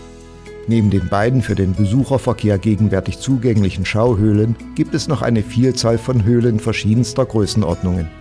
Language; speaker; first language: German; native; German